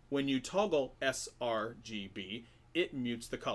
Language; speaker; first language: English; native; English